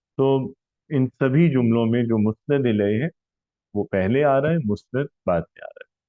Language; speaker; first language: Urdu; native; Urdu